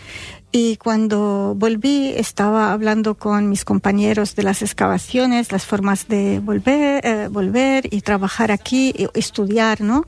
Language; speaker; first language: Spanish; non-native, fluent; Arabic